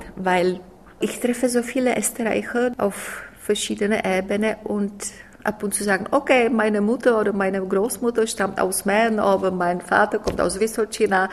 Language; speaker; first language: German; non-native, fluent; Czech